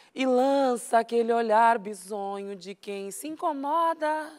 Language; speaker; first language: Portuguese; native; Portuguese